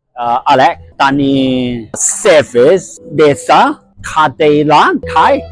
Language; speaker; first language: Welsh; non-native, learner; Cantonese